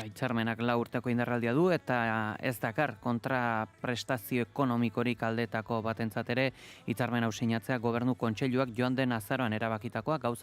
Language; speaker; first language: Basque; native; Basque